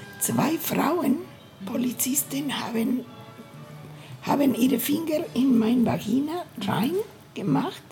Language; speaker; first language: German; non-native, learner; Spanish